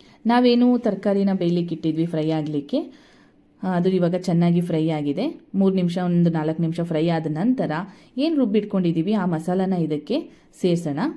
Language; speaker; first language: Kannada; native; Kannada